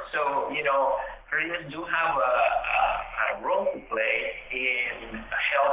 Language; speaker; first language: English; non-native, fluent; Spanish